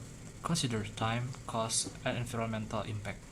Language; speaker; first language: English; non-native, learner; Indonesian